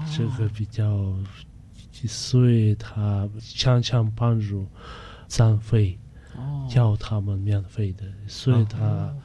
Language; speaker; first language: Chinese; non-native, fluent; Russian